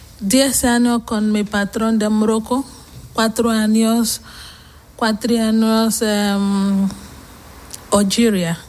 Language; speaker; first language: Spanish; non-native, learner; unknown